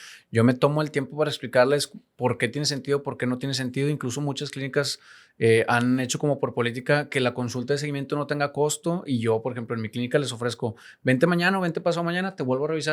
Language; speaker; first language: Spanish; native; Spanish